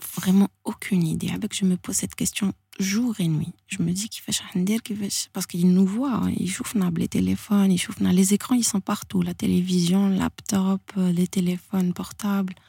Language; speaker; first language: French; non-native, local second language; Arabic